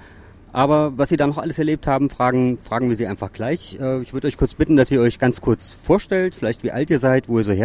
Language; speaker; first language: German; native; German